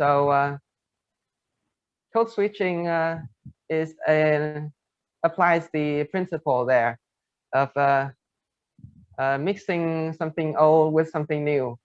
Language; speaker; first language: English; non-native, fluent; Vietnamese